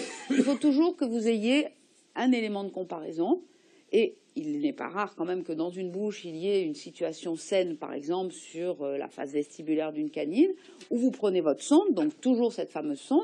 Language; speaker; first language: French; native; French